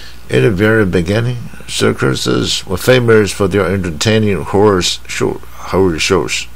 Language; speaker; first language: English; non-native, fluent; Chinese